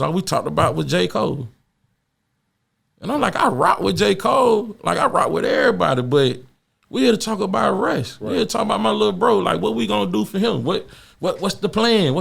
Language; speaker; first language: English; native; English